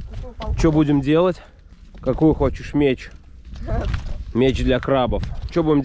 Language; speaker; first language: Russian; native; Russian